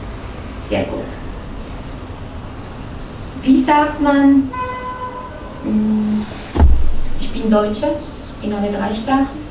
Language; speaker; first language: German; non-native, fluent; Italian